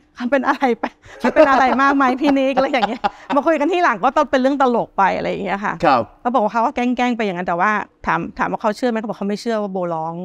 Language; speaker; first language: Thai; native; Thai